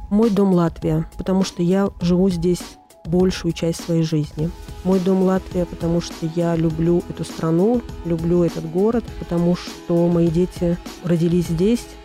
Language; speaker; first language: Russian; native; Russian